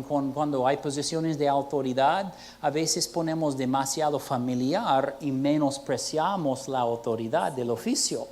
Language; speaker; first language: Spanish; non-native, fluent; English